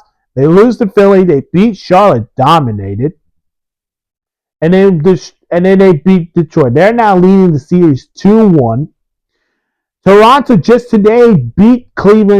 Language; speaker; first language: English; early bilingual, other home language; Spanish